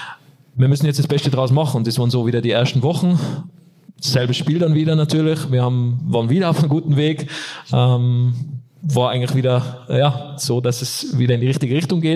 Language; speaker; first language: German; native; German